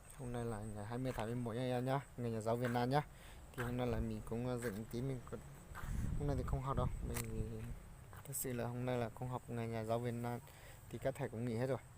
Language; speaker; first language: Vietnamese; non-native, local second language; Hmong